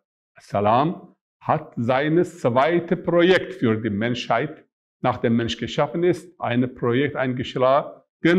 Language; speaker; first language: German; non-native, fluent; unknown